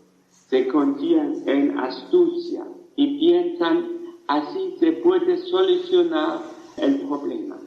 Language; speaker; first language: Spanish; non-native, fluent; German